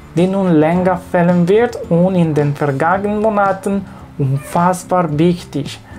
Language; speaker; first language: German; non-native, learner; Spanish